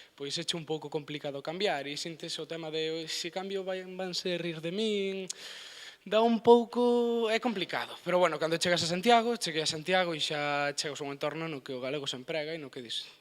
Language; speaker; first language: Galician; non-native, local second language; Spanish